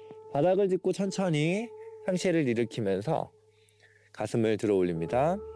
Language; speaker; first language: Korean; native; Korean